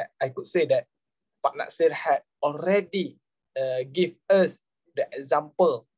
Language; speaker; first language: English; non-native, local second language; Malay